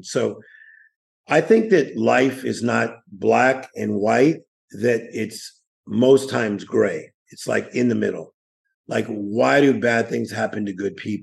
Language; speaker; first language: English; native; English